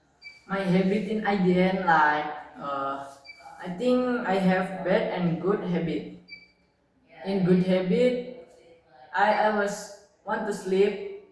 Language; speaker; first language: English; non-native, learner; Indonesian